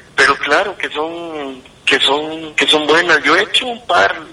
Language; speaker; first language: Spanish; native; Spanish